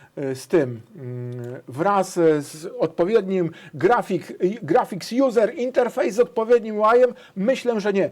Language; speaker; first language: Polish; native; Polish